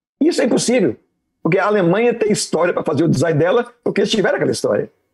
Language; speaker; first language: Portuguese; native; Portuguese